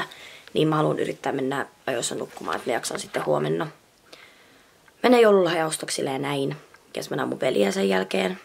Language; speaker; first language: Finnish; native; Finnish